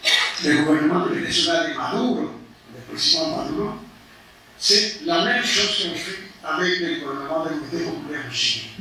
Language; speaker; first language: French; non-native, fluent; Spanish